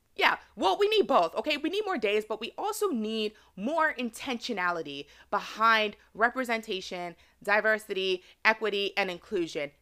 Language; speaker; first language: English; native; English